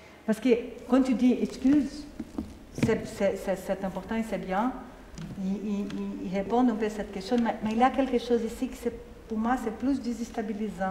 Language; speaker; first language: French; non-native, fluent; Portuguese